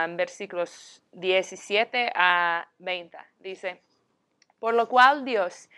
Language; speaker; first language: Spanish; non-native, learner; English